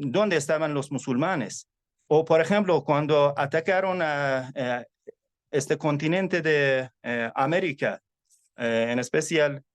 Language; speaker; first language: Spanish; non-native, fluent; Persian